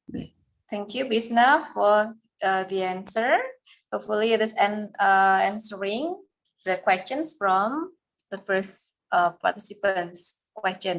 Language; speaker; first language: English; non-native, fluent; Indonesian